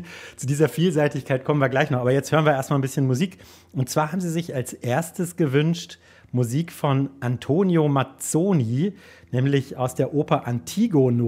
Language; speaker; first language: German; native; German